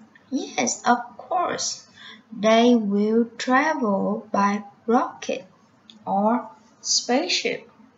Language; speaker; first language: English; non-native, fluent; Vietnamese